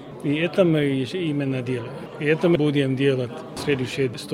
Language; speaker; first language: Russian; non-native, fluent; Finnish